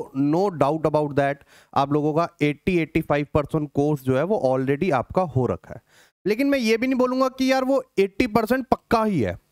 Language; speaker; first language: Hindi; native; Hindi